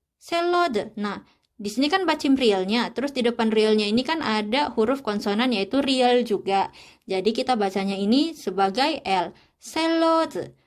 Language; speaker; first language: Indonesian; native; Indonesian